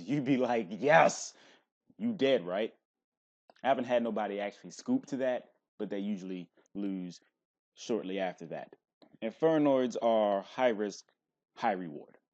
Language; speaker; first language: English; native; English